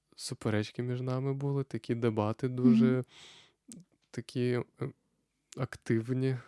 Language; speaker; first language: Ukrainian; non-native, fluent; Lithuanian